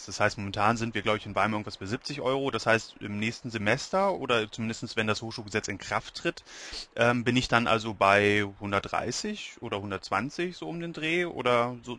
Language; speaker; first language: German; native; German